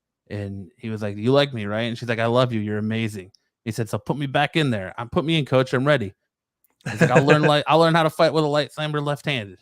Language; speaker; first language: English; native; English